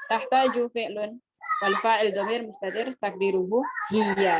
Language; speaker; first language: Arabic; non-native, fluent; Indonesian